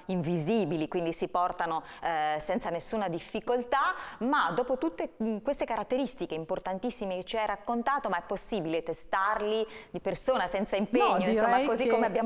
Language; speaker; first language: Italian; native; Italian